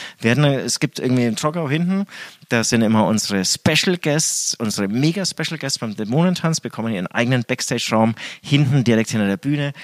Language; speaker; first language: German; native; German